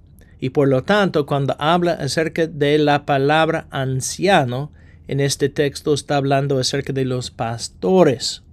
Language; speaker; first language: Spanish; non-native, fluent; English